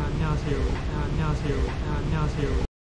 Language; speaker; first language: Korean; non-native, fluent; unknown